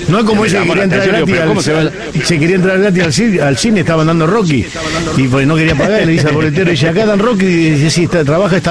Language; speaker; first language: Spanish; native; Spanish